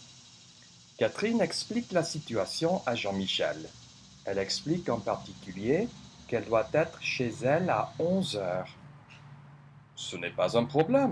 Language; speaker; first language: French; non-native, fluent; English